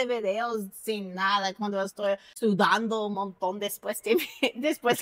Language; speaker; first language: Spanish; non-native, fluent; English